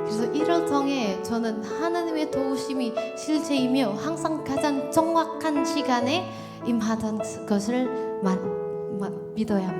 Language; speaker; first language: Korean; non-native, learner; Indonesian